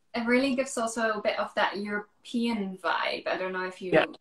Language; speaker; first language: English; non-native, fluent; Dutch